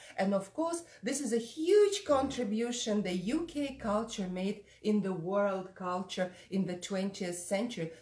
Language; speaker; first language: English; non-native, fluent; Russian